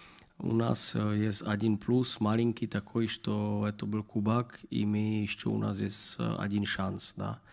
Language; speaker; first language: Russian; non-native, learner; Czech